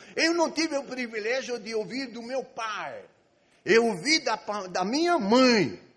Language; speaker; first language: Portuguese; non-native, fluent; Arabic